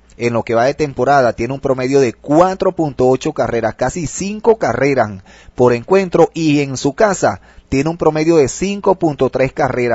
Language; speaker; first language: Spanish; native; Spanish